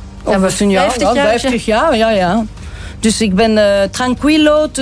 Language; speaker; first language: Dutch; non-native, local second language; French